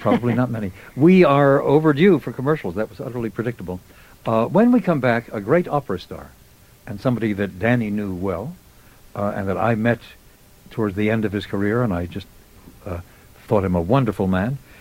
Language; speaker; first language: English; native; English